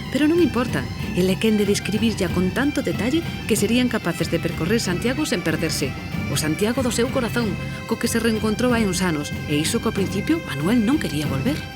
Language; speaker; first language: Galician; native; Galician